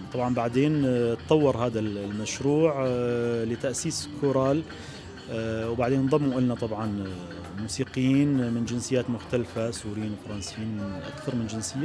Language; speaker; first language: Arabic; native; Arabic